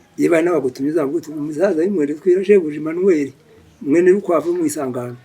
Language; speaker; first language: Kinyarwanda; native; Kinyarwanda